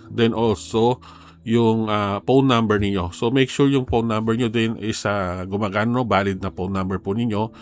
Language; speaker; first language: Filipino; native; Filipino